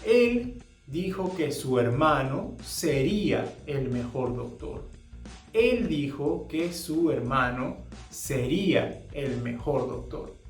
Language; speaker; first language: Spanish; non-native, fluent; English